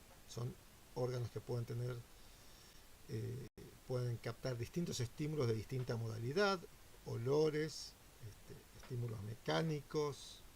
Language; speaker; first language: Spanish; native; Spanish